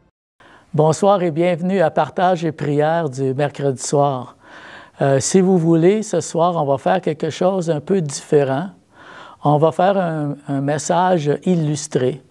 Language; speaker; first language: French; native; French